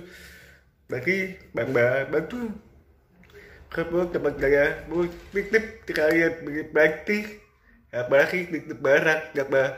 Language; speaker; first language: Indonesian; non-native, learner; Vietnamese